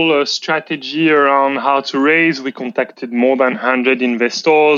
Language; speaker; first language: English; non-native, fluent; French